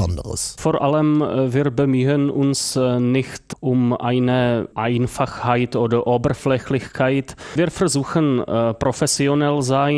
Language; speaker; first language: German; non-native, fluent; Czech